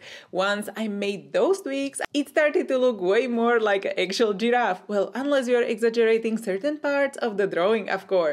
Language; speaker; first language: English; non-native, fluent; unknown